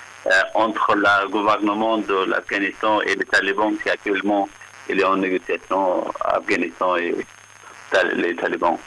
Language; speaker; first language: French; non-native, fluent; Persian